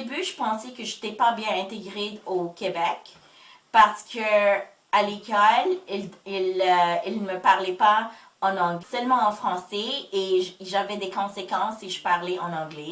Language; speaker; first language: French; early bilingual, other home language; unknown